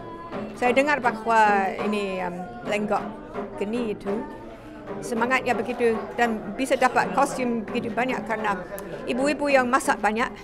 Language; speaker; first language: Indonesian; non-native, fluent; English